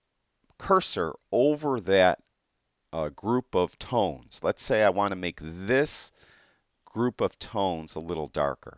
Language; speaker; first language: English; native; English